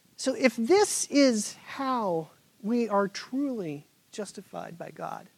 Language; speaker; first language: English; native; English